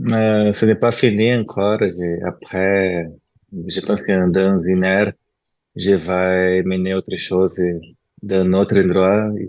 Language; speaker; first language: French; non-native, learner; Portuguese